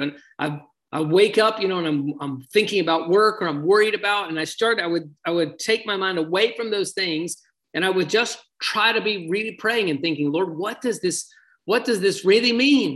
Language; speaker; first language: English; native; English